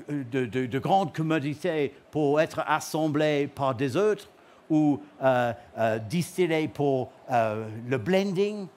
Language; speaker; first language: French; non-native, learner; English